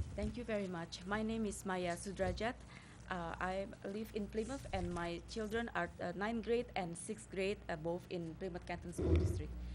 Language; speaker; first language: English; non-native, fluent; Indonesian